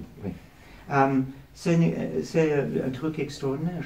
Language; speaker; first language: French; non-native, learner; English